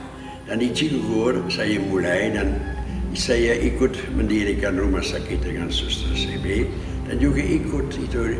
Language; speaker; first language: Indonesian; non-native, fluent; Dutch